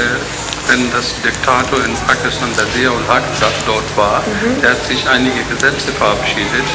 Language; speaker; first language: German; non-native, learner; Urdu